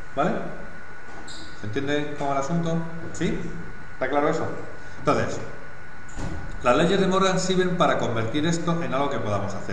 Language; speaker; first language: Spanish; native; Spanish